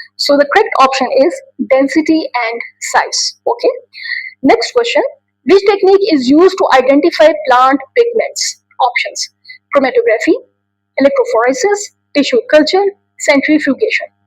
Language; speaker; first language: English; non-native, local second language; Urdu